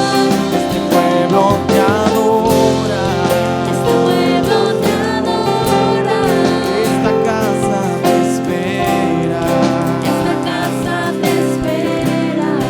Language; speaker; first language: Spanish; native; Spanish